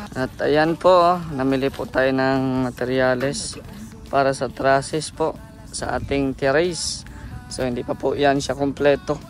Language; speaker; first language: Filipino; non-native, local second language; Cebuano